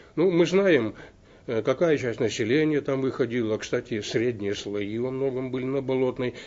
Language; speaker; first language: Russian; native; Russian